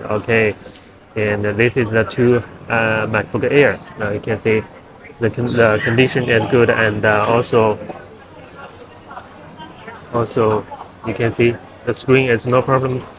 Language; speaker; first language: English; non-native, learner; Chinese